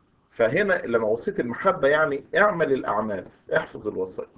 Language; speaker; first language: Arabic; native; Arabic